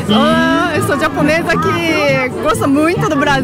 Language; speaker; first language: Portuguese; non-native, learner; Japanese